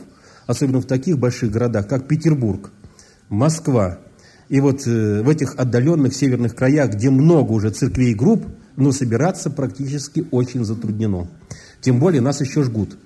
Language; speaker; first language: Russian; native; Russian